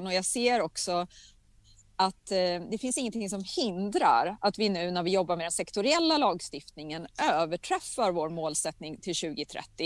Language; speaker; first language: Swedish; native; Swedish